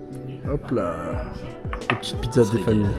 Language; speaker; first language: French; native; French